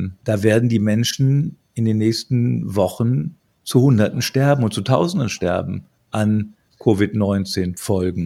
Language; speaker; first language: German; native; German